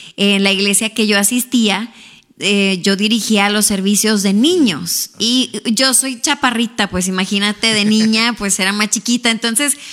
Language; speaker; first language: Spanish; native; Spanish